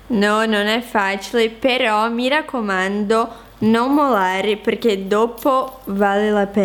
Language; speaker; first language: Italian; non-native, fluent; Portuguese